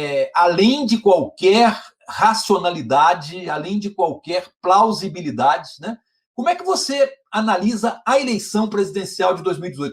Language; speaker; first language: Portuguese; native; Portuguese